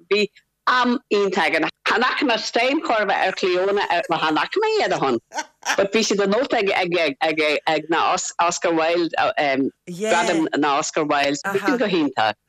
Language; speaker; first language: Irish; native; Irish